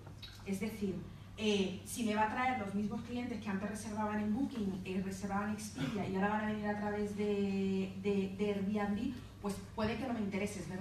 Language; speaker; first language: Spanish; native; Spanish